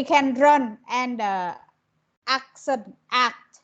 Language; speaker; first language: English; non-native, learner; Vietnamese